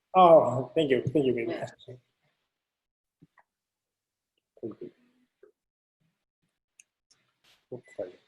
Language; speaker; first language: English; non-native, fluent; Japanese